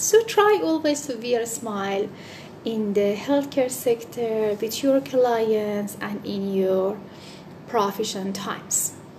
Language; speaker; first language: English; non-native, fluent; Persian